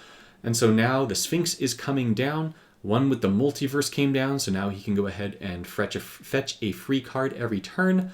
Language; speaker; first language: English; native; English